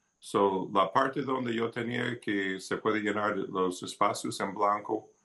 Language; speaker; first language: Spanish; non-native, fluent; English